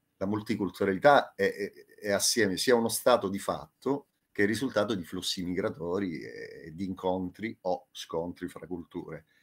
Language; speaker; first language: Italian; native; Italian